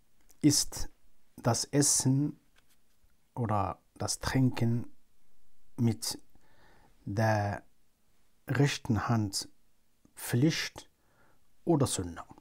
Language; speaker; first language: German; non-native, fluent; Arabic